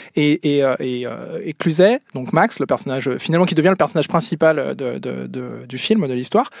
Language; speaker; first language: French; native; French